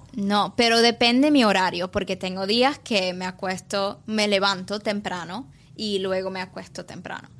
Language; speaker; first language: Spanish; early bilingual, heritage; English